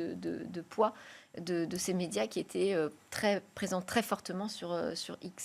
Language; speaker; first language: French; native; French